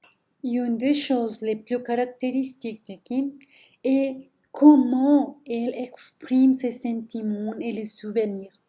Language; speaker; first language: French; non-native, learner; Spanish